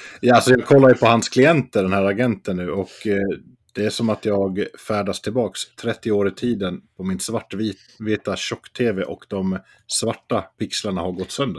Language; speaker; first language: Swedish; native; Swedish